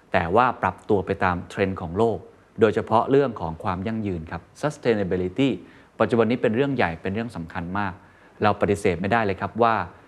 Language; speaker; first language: Thai; native; Thai